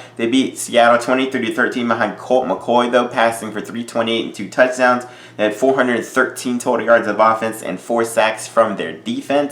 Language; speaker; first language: English; native; English